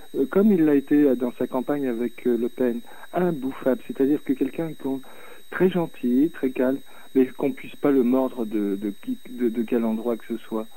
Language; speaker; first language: French; native; French